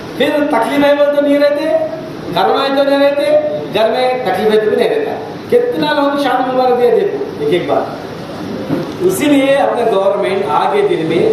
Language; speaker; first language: Hindi; native; Hindi